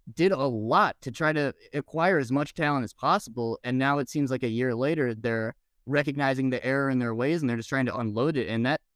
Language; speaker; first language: English; native; English